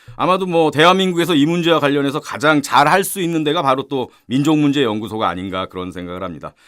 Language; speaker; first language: Korean; native; Korean